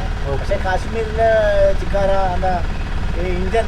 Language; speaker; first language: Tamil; non-native, local second language; Malayalam